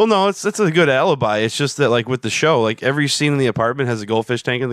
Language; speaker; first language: English; native; English